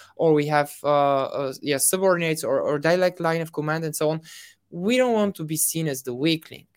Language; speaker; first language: English; non-native, fluent; Bulgarian